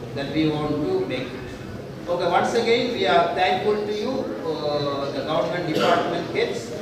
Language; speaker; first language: English; non-native, local second language; Tamil